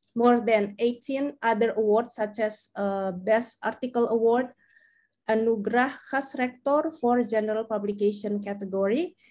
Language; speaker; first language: English; non-native, fluent; Indonesian